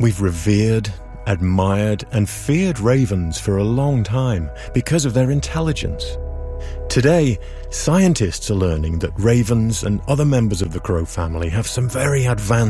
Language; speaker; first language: English; native; English